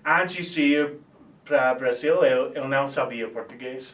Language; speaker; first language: Portuguese; non-native, fluent; English